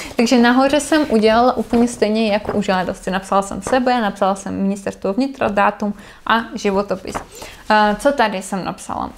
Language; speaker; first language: Czech; non-native, fluent; Russian